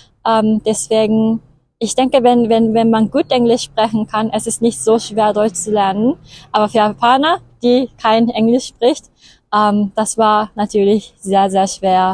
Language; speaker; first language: German; non-native, fluent; Japanese